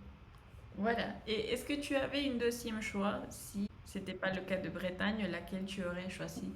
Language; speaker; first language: French; non-native, fluent; Spanish